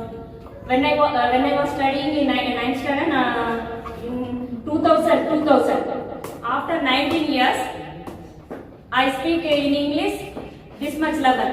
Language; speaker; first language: English; non-native, learner; Tamil